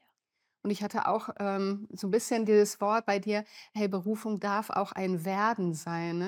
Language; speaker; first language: German; native; German